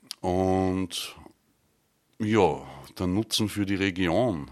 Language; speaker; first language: German; native; German